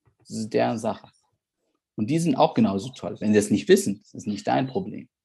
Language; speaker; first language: German; non-native, fluent; Arabic